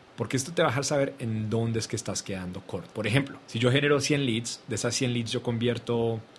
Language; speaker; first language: Spanish; native; Spanish